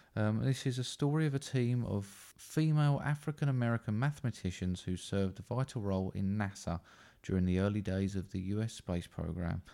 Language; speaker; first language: English; native; English